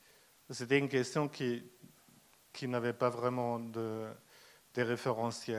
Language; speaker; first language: French; non-native, fluent; German